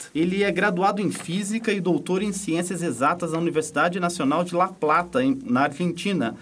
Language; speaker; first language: Portuguese; native; Portuguese